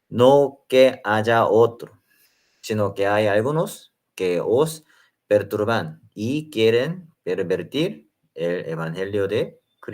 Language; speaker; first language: Spanish; non-native, learner; Korean